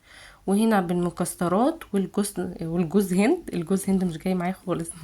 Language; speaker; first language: Arabic; native; Arabic